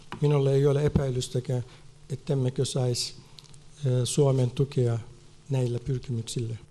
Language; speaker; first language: Finnish; non-native, fluent; Turkish